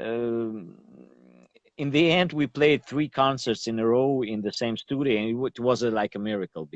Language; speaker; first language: English; non-native, learner; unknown